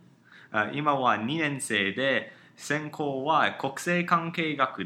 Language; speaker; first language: Japanese; non-native, learner; English